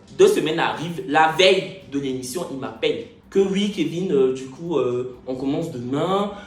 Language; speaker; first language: French; native; French